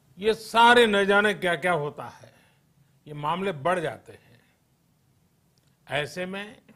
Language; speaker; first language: Hindi; non-native, local second language; Gujarati